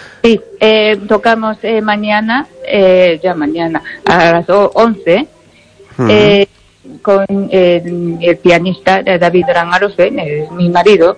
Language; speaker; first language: Spanish; non-native, learner; Japanese